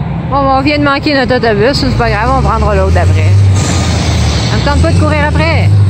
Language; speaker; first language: French; early bilingual, heritage; French